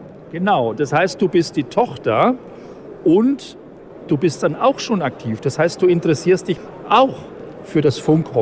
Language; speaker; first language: German; native; German